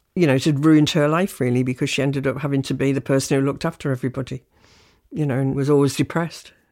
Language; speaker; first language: English; native; English